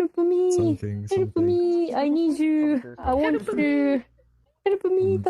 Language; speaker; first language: English; non-native, learner; Japanese